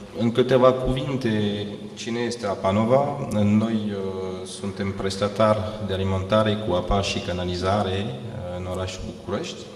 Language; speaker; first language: Romanian; non-native, fluent; French